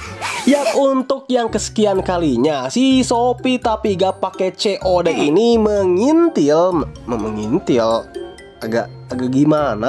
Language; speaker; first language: Indonesian; native; Indonesian